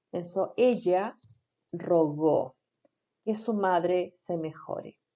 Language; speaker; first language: Spanish; non-native, fluent; English